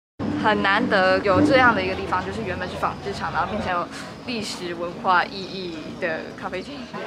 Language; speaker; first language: Chinese; native; Chinese